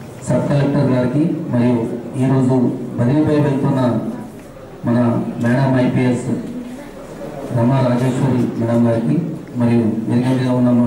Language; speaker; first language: Telugu; native; Telugu